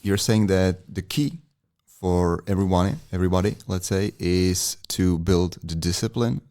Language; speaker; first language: English; non-native, fluent; Czech